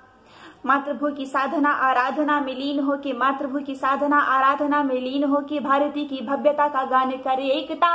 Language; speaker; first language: Hindi; native; Hindi